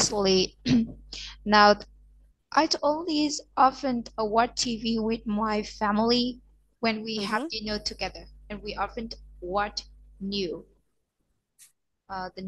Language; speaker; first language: English; non-native, learner; Vietnamese